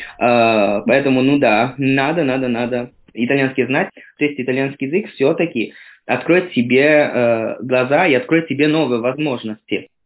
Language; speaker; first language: Russian; non-native, fluent; Italian